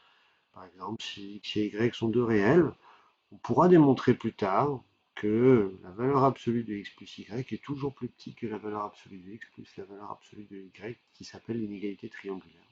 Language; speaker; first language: French; native; French